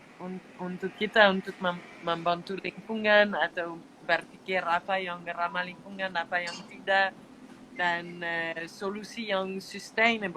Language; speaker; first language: Indonesian; non-native, fluent; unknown